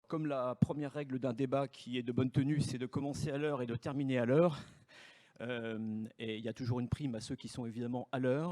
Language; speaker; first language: French; native; French